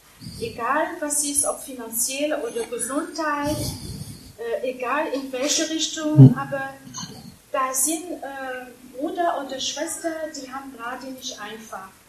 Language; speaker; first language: German; non-native, fluent; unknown